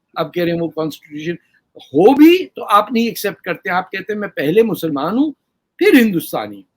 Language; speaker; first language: Urdu; native; Urdu